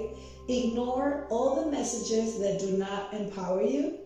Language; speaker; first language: English; non-native, fluent; Spanish